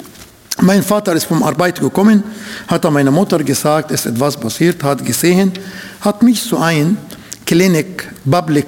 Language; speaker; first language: German; non-native, fluent; Arabic